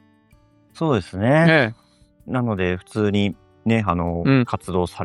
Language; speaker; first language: Japanese; native; Japanese